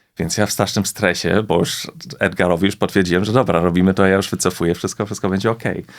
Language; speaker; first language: Polish; early bilingual, heritage; Polish